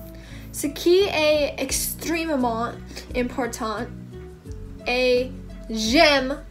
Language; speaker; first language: French; non-native, learner; English